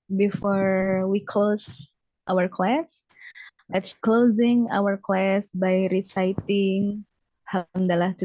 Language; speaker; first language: English; non-native, fluent; Javanese